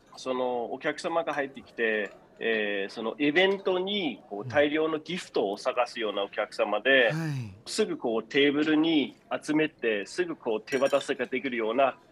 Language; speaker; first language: Japanese; non-native, fluent; Danish